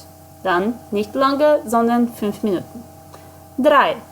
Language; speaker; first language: German; non-native, fluent; Portuguese